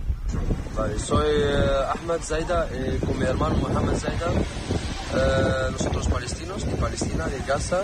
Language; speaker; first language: Spanish; non-native, learner; Arabic